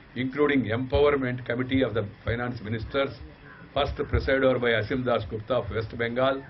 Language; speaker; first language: English; non-native, local second language; Telugu